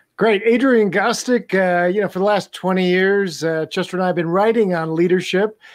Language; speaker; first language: English; native; English